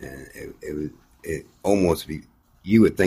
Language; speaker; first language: English; native; English